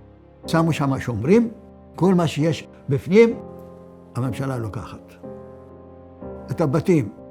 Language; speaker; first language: Hebrew; early bilingual, other home language; Arabic